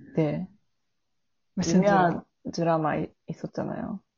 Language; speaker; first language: Korean; non-native, learner; Japanese